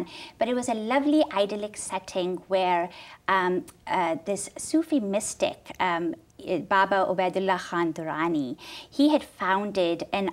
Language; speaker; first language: English; non-native, local second language; Urdu